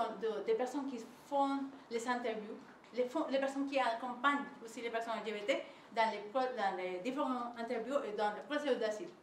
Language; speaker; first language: French; non-native, learner; Spanish